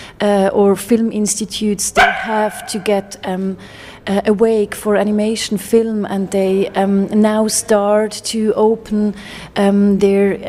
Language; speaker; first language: English; non-native, fluent; Swiss German